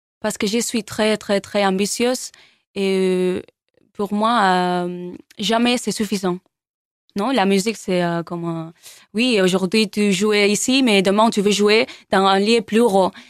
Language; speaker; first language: French; non-native, learner; Spanish